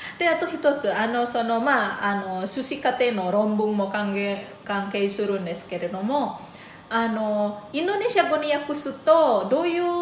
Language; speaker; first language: Japanese; non-native, fluent; Indonesian